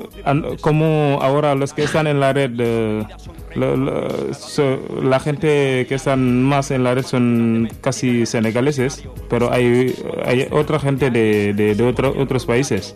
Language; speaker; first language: Spanish; non-native, learner; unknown